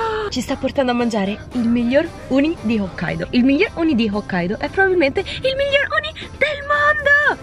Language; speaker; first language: Italian; native; Italian